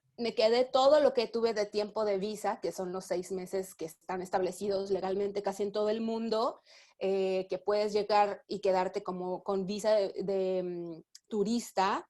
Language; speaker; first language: Spanish; native; Spanish